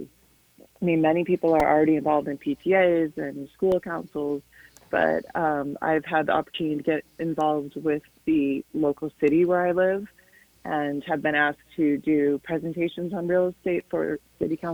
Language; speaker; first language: English; native; English